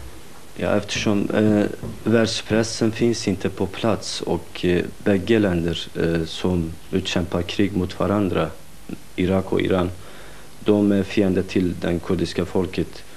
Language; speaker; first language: Swedish; non-native, fluent; Kurdish